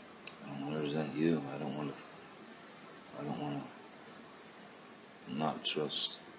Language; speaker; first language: English; native; English